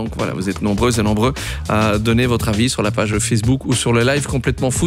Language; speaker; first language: French; native; French